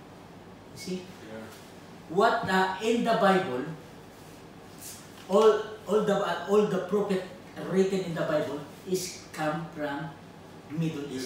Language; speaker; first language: English; non-native, learner; Filipino